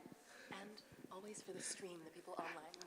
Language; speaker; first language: English; non-native, fluent; Spanish